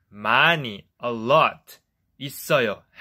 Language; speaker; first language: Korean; non-native, fluent; English